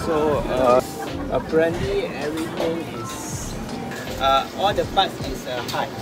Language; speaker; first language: English; non-native, local second language; Malay